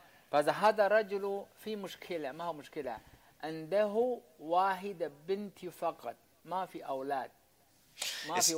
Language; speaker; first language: Arabic; non-native, learner; Chinese